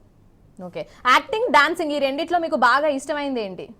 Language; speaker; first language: Telugu; native; Telugu